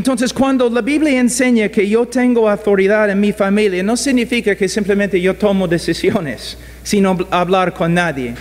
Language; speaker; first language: Spanish; non-native, fluent; English